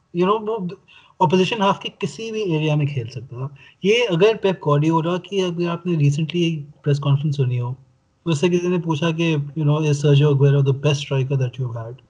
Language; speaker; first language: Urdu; native; Urdu